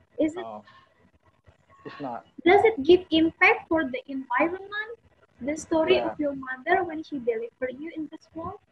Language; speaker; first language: English; non-native, fluent; Indonesian